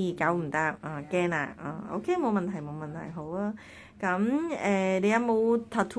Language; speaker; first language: Cantonese; native; Cantonese